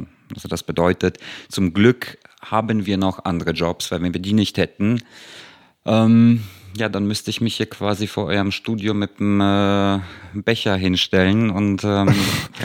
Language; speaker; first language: German; early bilingual, other home language; Polish